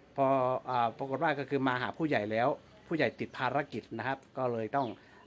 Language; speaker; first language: Thai; non-native, local second language; Northeastern Thai